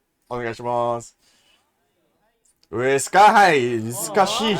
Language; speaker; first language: Japanese; non-native, learner; English